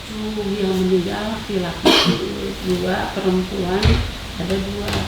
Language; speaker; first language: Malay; non-native, local second language; Sundanese